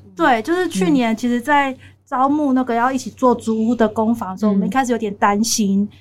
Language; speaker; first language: Chinese; native; Chinese